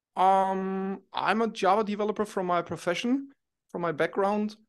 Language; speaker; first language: English; non-native, fluent; German